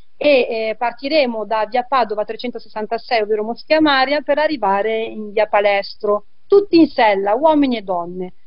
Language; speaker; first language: Italian; native; Italian